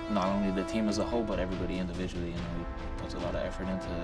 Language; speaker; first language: English; non-native, fluent; Portuguese